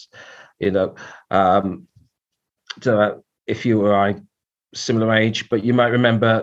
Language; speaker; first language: English; native; English